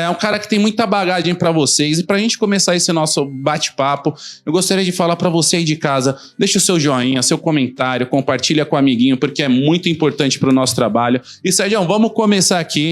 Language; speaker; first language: Portuguese; native; Portuguese